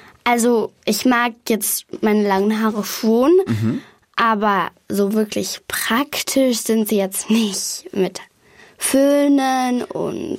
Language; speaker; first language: German; native; German